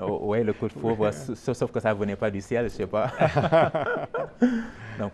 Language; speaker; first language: French; non-native, local second language; Wolof